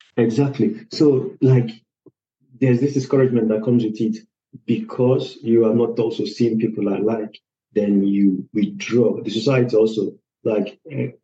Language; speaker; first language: English; non-native, local second language; Igbo